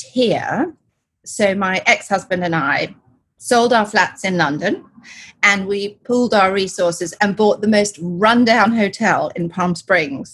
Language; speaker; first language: English; native; English